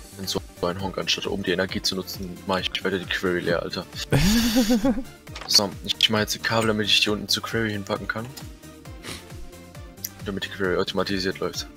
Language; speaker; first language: German; native; German